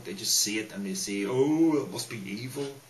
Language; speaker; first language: English; native; English